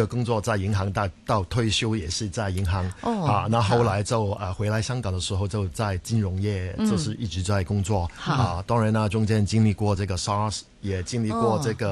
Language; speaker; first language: Chinese; non-native, fluent; Cantonese